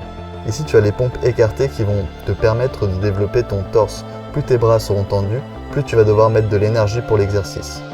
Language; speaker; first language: French; native; French